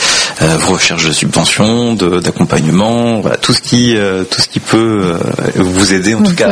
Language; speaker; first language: French; native; French